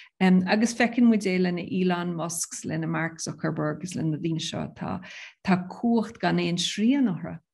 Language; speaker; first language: Irish; native; Irish